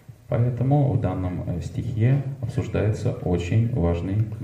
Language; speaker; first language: Russian; native; Russian